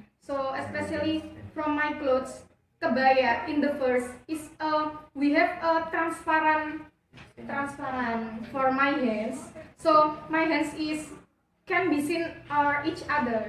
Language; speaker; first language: English; non-native, learner; Javanese